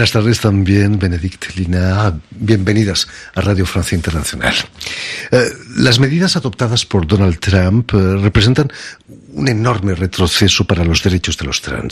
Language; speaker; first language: Spanish; native; Spanish